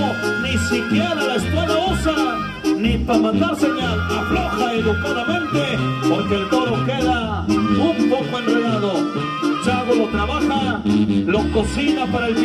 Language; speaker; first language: Spanish; native; Spanish